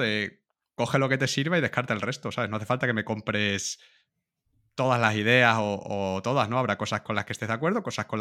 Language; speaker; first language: Spanish; native; Spanish